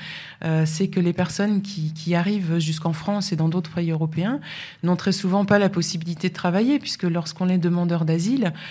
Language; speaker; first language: French; native; French